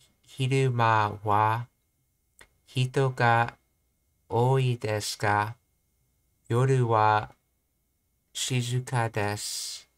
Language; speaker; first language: Japanese; non-native, learner; English